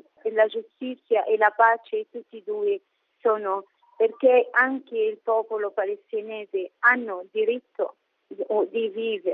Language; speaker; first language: Italian; non-native, learner; Arabic